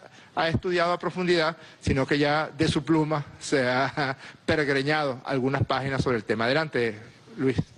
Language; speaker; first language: Spanish; native; Spanish